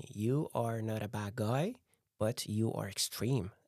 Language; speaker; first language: English; non-native, fluent; Persian